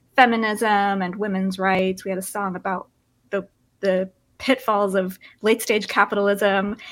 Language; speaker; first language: English; early bilingual, other home language; Filipino